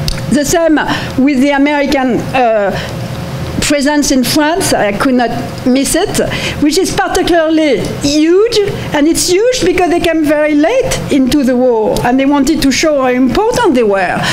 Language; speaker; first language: English; non-native, fluent; French